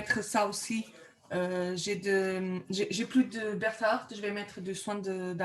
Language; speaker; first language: French; non-native, fluent; Portuguese